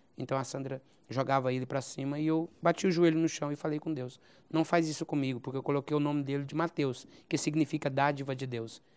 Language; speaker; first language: Portuguese; native; Portuguese